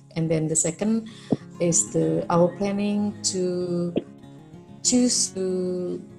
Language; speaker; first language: English; non-native, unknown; Indonesian